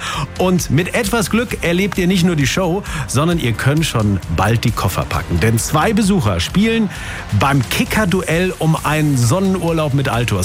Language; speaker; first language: German; native; German